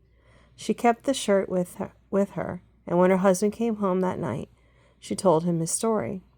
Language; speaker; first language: English; native; English